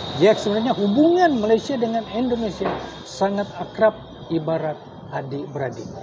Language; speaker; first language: Malay; native; Malay